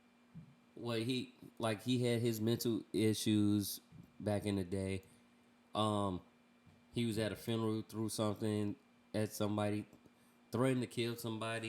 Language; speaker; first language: English; native; English